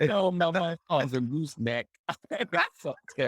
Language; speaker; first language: English; native; English